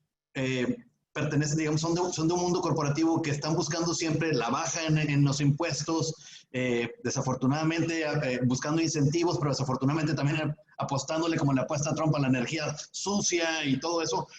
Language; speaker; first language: Spanish; native; Spanish